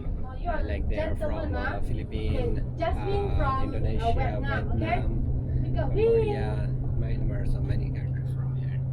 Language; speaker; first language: English; non-native, learner; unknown